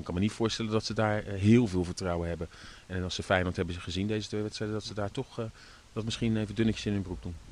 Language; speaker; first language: Dutch; native; Dutch